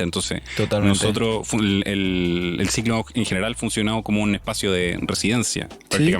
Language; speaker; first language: Spanish; native; Spanish